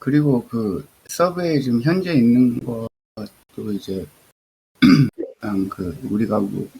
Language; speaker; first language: Korean; early bilingual, heritage; Korean